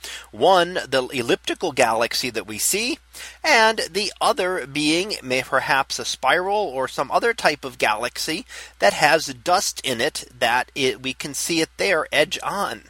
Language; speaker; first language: English; native; English